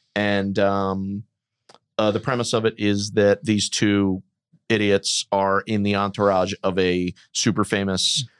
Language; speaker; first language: English; native; English